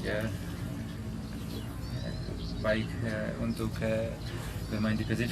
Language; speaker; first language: Indonesian; non-native, learner; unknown